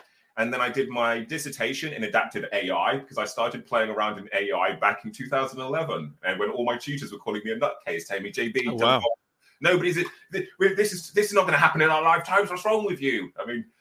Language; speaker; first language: English; native; English